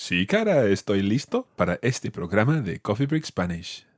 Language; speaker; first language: Spanish; non-native, fluent; English